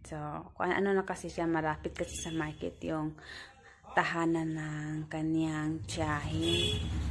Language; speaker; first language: Filipino; native; Filipino